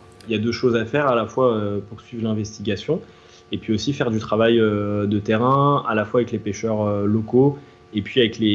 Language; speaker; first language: French; native; French